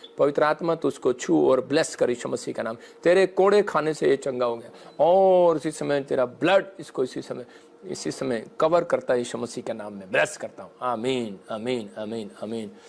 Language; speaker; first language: Hindi; non-native, local second language; Punjabi